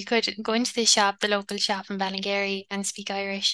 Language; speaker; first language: English; non-native, local second language; Irish